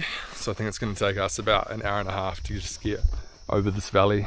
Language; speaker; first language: English; native; English